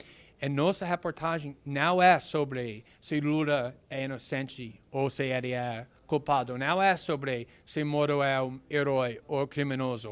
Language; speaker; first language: Portuguese; non-native, fluent; English